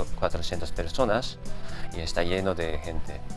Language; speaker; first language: Spanish; non-native, fluent; Japanese